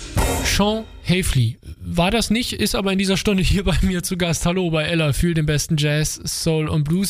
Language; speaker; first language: German; native; German